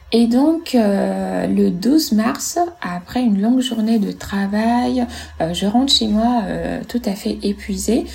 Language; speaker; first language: French; non-native, fluent; Italian